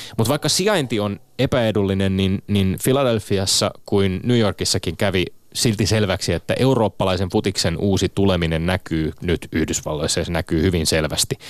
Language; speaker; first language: Finnish; native; Finnish